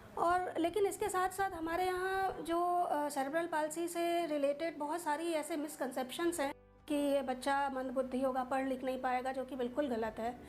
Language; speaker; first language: Hindi; native; Hindi